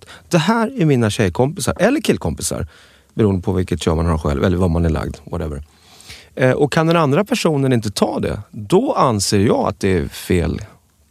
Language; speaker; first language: Swedish; native; Swedish